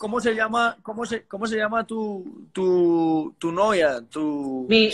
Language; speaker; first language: Spanish; native; Spanish